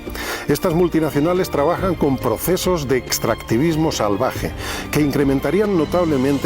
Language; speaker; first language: Spanish; native; Spanish